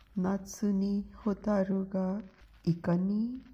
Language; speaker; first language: Japanese; non-native, fluent; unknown